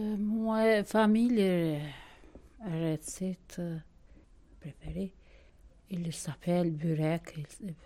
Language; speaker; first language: French; non-native, learner; Albanian